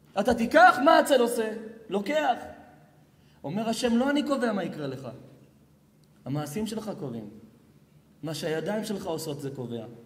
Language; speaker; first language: Hebrew; native; Hebrew